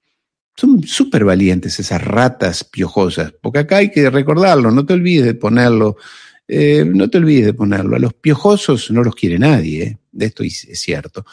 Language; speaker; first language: Spanish; native; Spanish